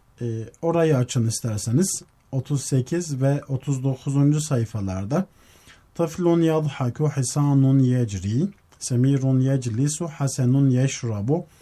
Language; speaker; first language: Turkish; native; Turkish